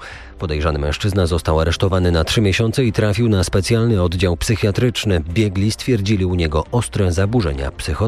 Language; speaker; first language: Polish; native; Polish